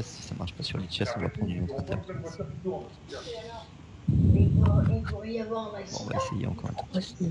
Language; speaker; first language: French; native; French